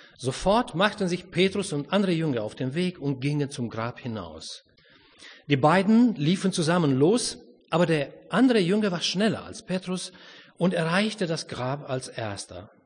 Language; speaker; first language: German; non-native, fluent; Romanian